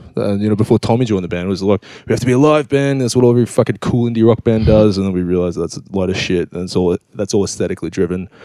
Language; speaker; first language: English; native; English